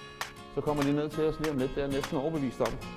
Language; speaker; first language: Danish; native; Danish